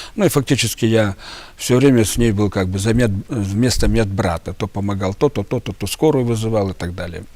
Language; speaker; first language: Russian; native; Russian